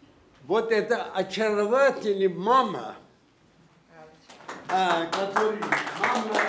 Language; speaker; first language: Russian; non-native, local second language; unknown